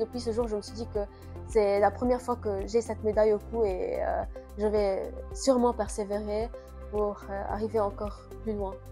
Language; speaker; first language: French; non-native, local second language; Arabic